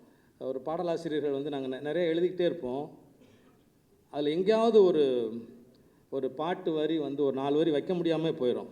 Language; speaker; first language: Tamil; native; Tamil